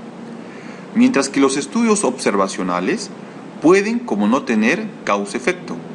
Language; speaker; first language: Spanish; native; Spanish